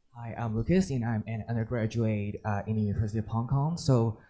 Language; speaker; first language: English; native; English